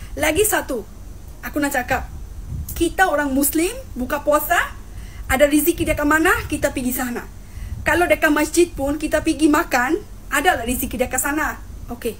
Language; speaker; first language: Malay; non-native, fluent; Bangla